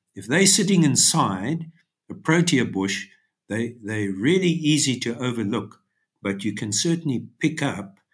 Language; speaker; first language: English; native; English